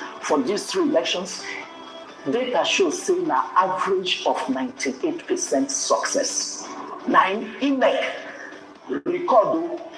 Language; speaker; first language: Nigerian Pidgin; native; Nigerian Pidgin